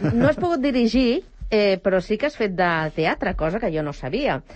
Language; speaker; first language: Catalan; native; Catalan